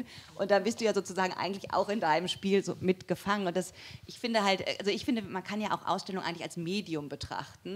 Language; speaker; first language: German; native; German